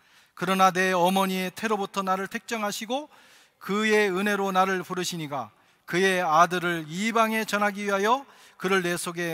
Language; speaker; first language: Korean; native; Korean